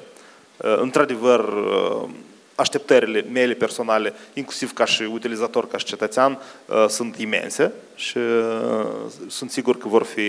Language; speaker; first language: Romanian; native; Romanian